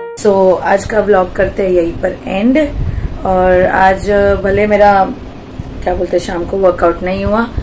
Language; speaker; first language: Hindi; native; Hindi